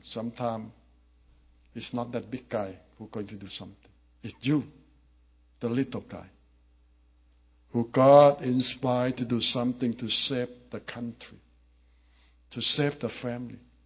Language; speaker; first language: English; non-native, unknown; Thai